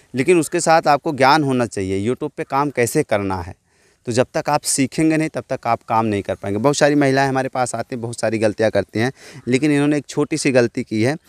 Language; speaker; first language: Hindi; native; Hindi